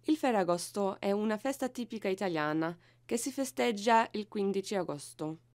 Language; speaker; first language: Italian; non-native, learner; German